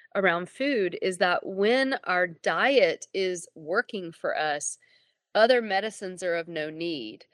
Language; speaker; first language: English; native; English